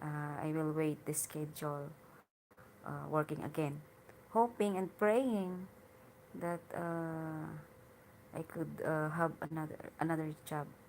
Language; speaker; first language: English; non-native, learner; Hiligaynon